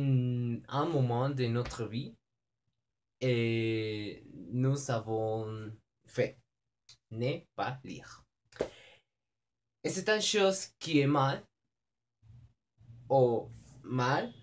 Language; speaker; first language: French; non-native, learner; Spanish